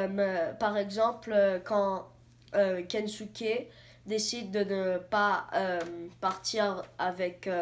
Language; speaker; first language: French; non-native, learner; English